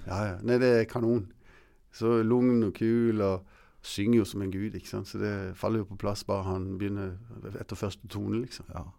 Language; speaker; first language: Norwegian; early bilingual, other home language; English